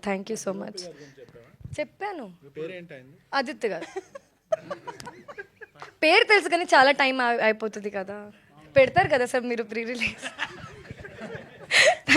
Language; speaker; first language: Telugu; non-native, learner; Hindi